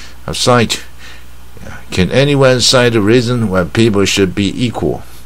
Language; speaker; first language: English; non-native, fluent; Chinese